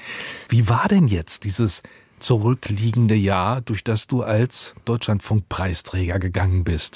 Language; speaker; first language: German; native; German